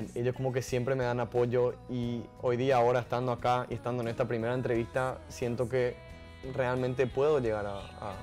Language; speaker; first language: Spanish; native; Spanish